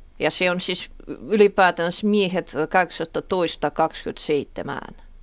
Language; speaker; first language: Finnish; non-native, fluent; Russian